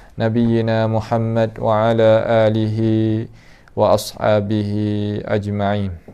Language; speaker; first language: Arabic; non-native, fluent; Malay